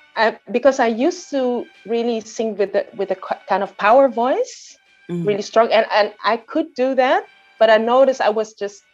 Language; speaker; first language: English; early bilingual, other home language; Indonesian